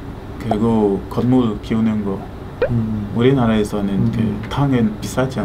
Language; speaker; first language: Korean; non-native, learner; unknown